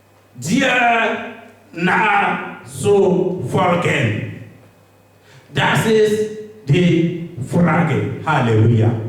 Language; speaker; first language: German; non-native, learner; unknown